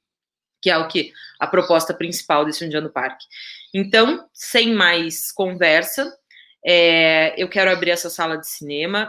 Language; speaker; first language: Portuguese; native; Portuguese